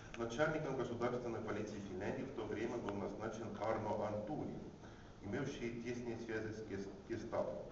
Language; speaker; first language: Russian; non-native, fluent; Finnish